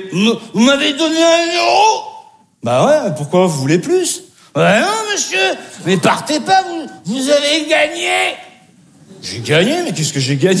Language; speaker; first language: French; native; French